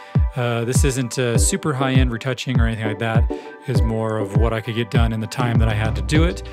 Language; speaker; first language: English; native; English